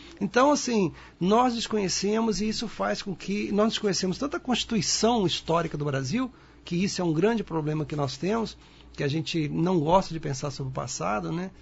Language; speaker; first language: Portuguese; native; Portuguese